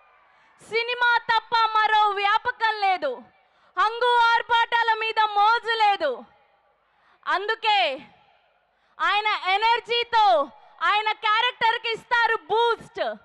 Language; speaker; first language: Telugu; native; Telugu